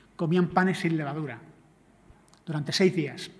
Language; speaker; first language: Spanish; native; Spanish